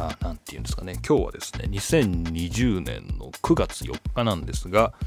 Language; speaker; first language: Japanese; native; Japanese